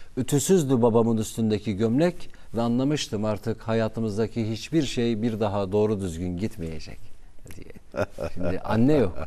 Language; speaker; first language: Turkish; non-native, local second language; Kurdish